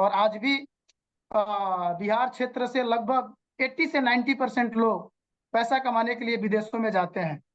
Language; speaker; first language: Hindi; non-native, local second language; Bhojpuri